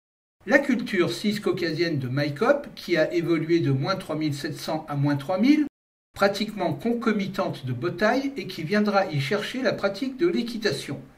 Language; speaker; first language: French; native; French